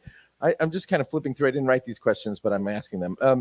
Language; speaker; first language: English; native; English